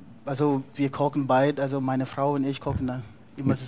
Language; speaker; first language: German; non-native, fluent; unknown